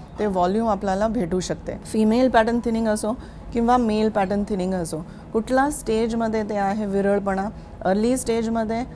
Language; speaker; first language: Marathi; non-native, local second language; Hindi